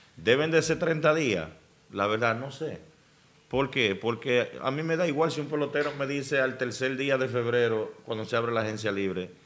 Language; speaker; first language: Spanish; native; Spanish